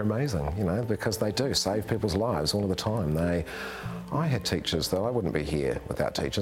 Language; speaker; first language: English; native; English